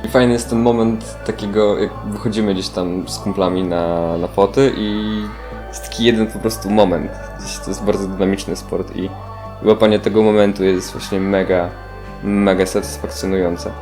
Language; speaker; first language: Polish; native; Polish